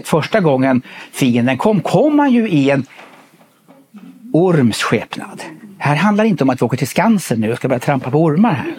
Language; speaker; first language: Swedish; native; Swedish